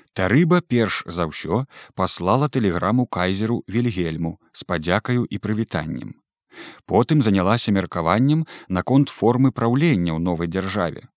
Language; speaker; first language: Belarusian; native; Belarusian